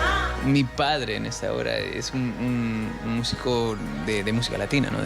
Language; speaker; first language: Spanish; early bilingual, heritage; Spanish